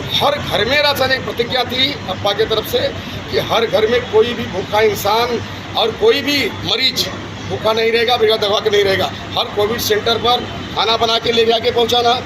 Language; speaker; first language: Hindi; native; Hindi